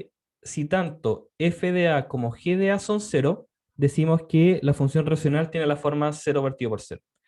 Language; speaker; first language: Spanish; native; Spanish